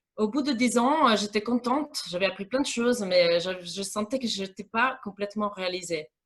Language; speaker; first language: French; non-native, fluent; Italian